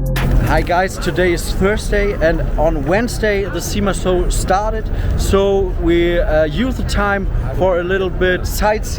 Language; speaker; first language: English; non-native, learner; German